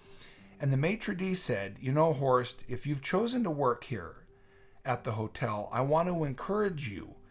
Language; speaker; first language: English; native; English